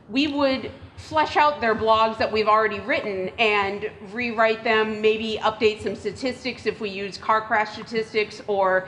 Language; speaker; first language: English; native; English